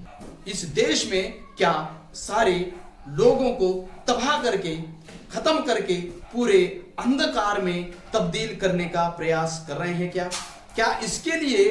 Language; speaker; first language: Hindi; native; Hindi